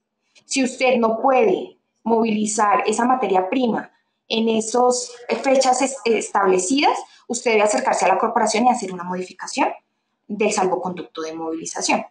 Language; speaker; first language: Spanish; native; Spanish